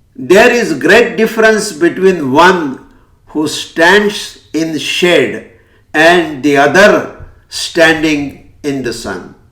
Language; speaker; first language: English; non-native, local second language; Hindi